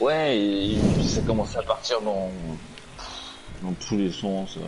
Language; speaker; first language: French; native; French